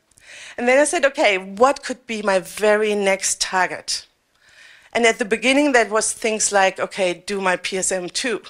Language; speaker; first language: English; non-native, fluent; German